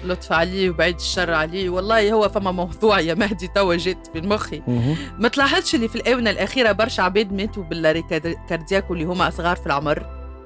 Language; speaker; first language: Arabic; native; Arabic